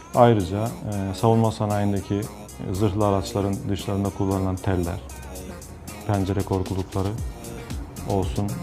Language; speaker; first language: Turkish; native; Turkish